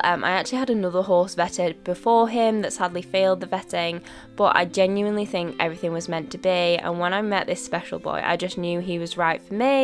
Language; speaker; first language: English; native; English